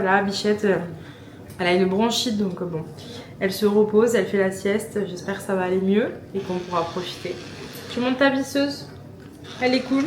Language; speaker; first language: French; native; French